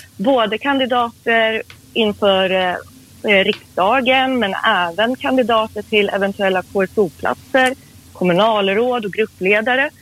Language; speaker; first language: Swedish; early bilingual, other home language; Persian